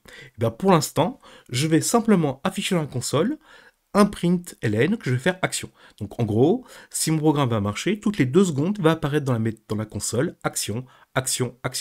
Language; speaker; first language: French; native; French